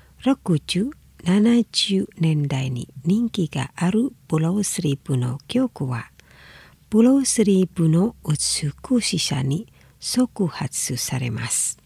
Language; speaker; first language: Japanese; non-native, fluent; Indonesian